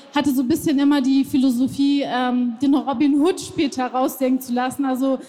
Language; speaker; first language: German; non-native, fluent; Persian